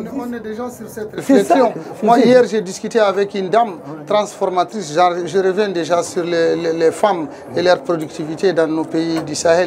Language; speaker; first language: French; non-native, local second language; Tamasheq